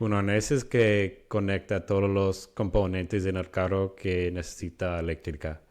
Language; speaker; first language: Spanish; non-native, fluent; English